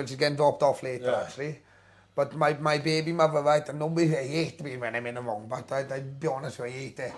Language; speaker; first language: English; native; English